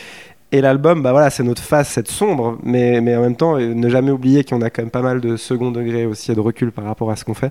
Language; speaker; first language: French; native; French